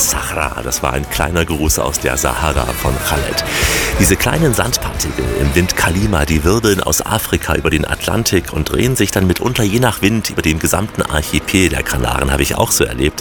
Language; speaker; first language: German; native; German